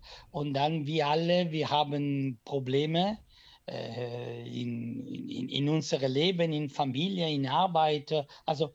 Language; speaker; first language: German; non-native, fluent; Italian